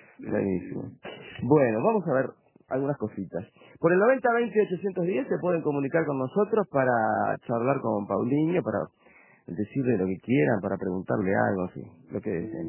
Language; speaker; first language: Spanish; native; Spanish